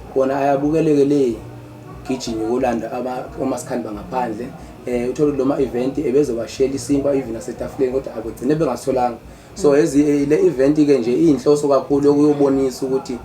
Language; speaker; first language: Zulu; native; Zulu